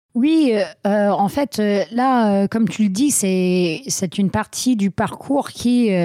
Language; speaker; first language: French; non-native, fluent; English